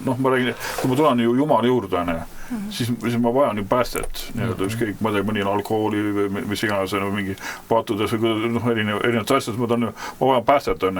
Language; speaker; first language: Estonian; native; Estonian